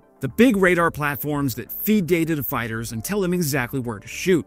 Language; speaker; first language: English; native; English